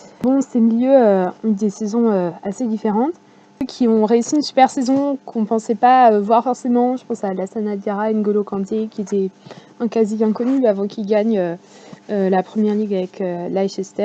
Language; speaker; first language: French; native; French